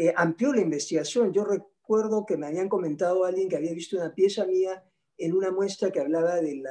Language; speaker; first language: Spanish; native; Spanish